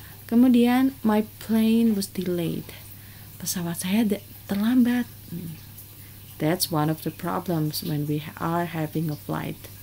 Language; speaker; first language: English; non-native, fluent; Indonesian